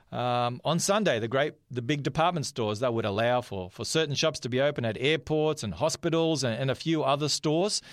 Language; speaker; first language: English; non-native, fluent; Macedonian